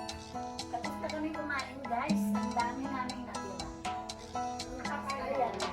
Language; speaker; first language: Filipino; native; Filipino